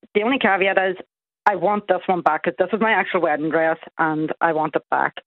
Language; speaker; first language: English; native; English